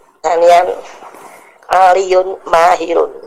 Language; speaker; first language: Arabic; non-native, learner; Indonesian